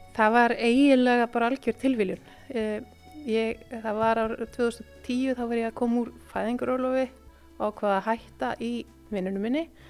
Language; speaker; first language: Icelandic; native; Icelandic